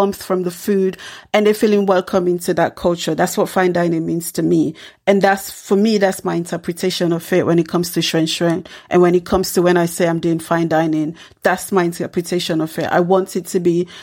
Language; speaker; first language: English; non-native, local second language; Krio